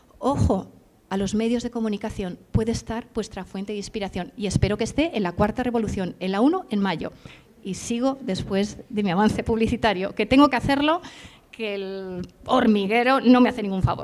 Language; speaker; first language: Spanish; native; Spanish